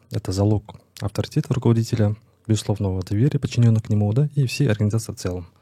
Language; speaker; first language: Russian; non-native, local second language; Kazakh